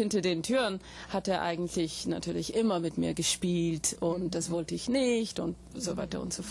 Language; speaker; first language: German; non-native, fluent; English